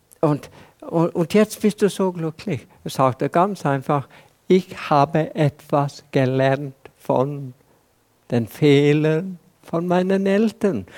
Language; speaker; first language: German; non-native, fluent; Welsh